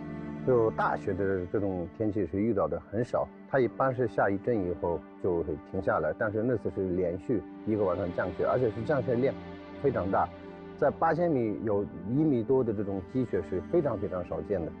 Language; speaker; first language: Chinese; native; Chinese